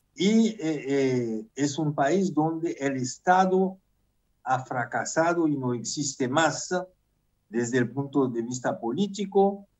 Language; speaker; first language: Spanish; non-native, fluent; Haitian Creole